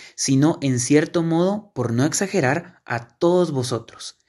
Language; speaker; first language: Spanish; native; Spanish